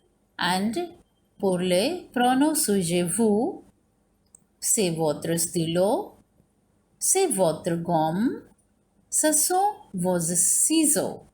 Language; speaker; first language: French; non-native, fluent; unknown